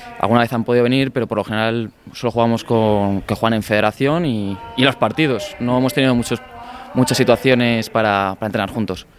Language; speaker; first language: Spanish; native; Spanish